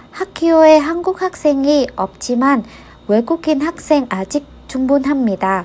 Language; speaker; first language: Korean; non-native, learner; Vietnamese